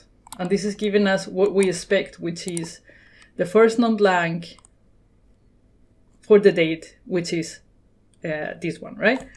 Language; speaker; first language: English; non-native, fluent; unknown